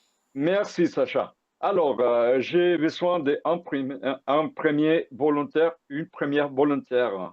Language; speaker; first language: French; non-native, fluent; Spanish